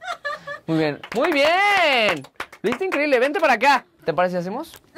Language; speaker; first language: Spanish; native; Spanish